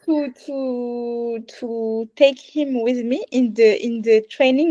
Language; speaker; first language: English; non-native, learner; French